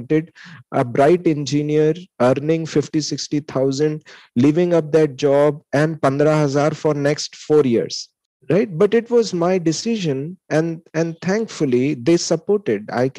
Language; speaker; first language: English; non-native, local second language; Hindi